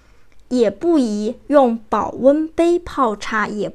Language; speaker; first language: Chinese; native; Chinese